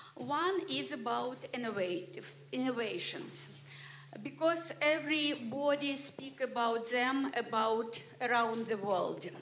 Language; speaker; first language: English; non-native, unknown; Ukrainian